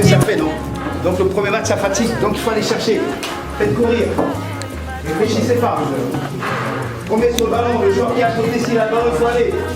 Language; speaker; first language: French; non-native, local second language; Lingala